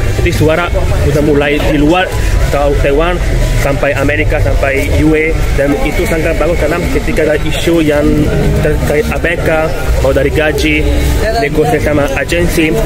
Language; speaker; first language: Indonesian; non-native, fluent; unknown